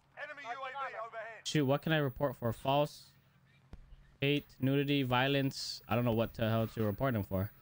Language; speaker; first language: English; native; English